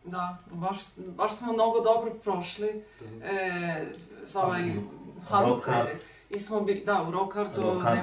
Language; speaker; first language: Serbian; non-native, learner; German